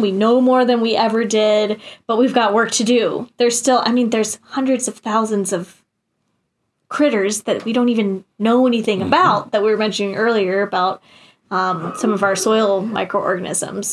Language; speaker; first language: English; native; English